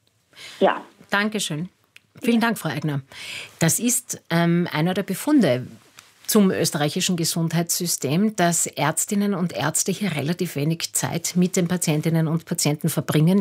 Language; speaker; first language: German; native; German